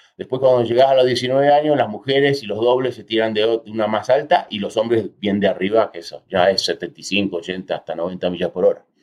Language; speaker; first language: Spanish; early bilingual, heritage; Spanish